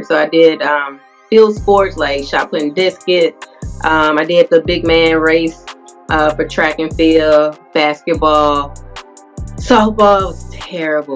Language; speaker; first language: English; native; English